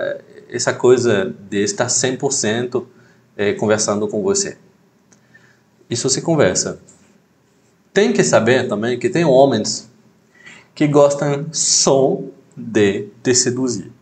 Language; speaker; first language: Portuguese; non-native, fluent; French